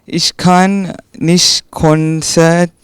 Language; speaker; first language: German; non-native, learner; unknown